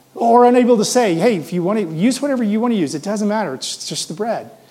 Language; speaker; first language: English; native; English